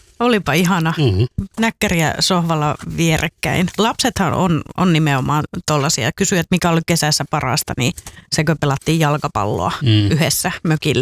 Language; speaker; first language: Finnish; native; Finnish